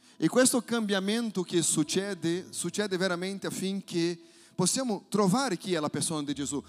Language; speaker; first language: Italian; non-native, fluent; Portuguese